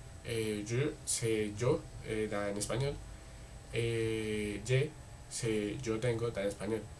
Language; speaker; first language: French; non-native, learner; Spanish